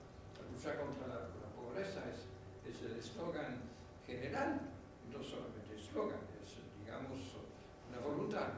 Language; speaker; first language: Spanish; non-native, fluent; French